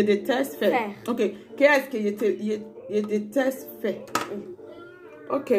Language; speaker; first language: French; non-native, learner; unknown